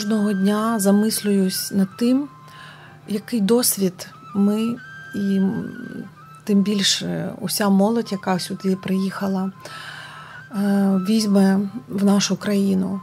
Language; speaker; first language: Ukrainian; non-native, local second language; Russian